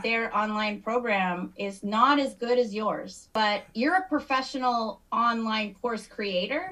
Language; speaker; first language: English; native; English